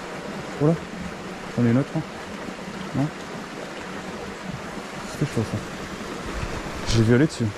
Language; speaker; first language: French; native; French